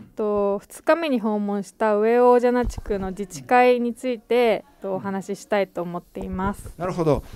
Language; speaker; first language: Japanese; native; Japanese